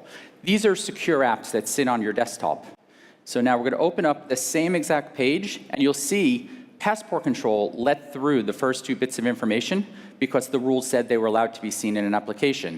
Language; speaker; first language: English; native; English